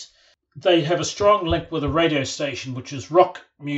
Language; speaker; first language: English; native; English